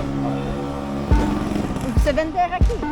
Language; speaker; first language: Spanish; non-native, learner; English